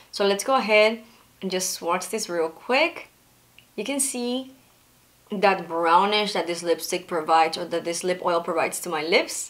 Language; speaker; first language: English; non-native, fluent; Spanish